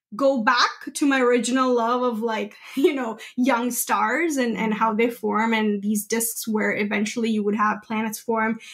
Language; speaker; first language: English; non-native, local second language; Gujarati